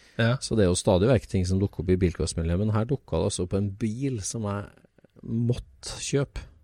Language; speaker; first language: Norwegian; native; Norwegian